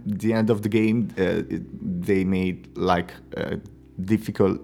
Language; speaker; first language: English; non-native, fluent; Italian